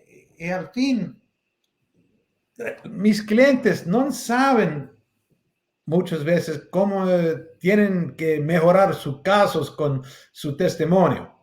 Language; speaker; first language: Spanish; non-native, learner; English